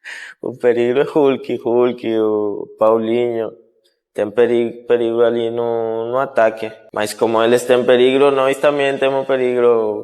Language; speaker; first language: Portuguese; non-native, fluent; Spanish